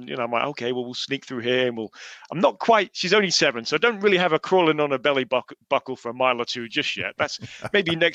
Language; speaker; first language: English; native; English